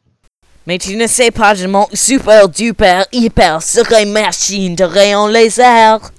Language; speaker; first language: French; non-native, learner; English